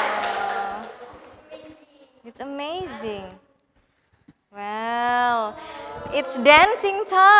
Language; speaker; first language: English; non-native, fluent; Indonesian